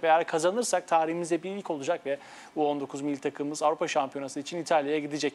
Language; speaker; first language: Turkish; native; Turkish